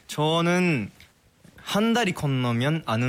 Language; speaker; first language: Korean; non-native, learner; Japanese